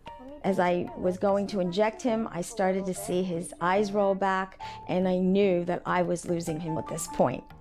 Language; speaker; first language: English; native; English